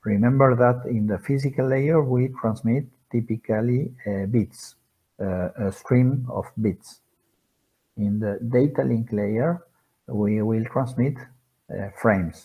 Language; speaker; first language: English; non-native, fluent; Spanish